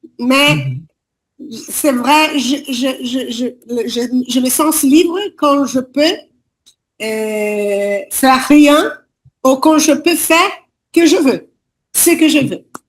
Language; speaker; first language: French; non-native, learner; Portuguese